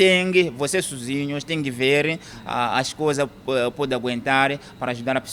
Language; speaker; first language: Portuguese; non-native, learner; Kinyarwanda